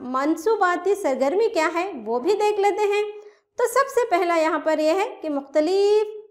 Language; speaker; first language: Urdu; native; Urdu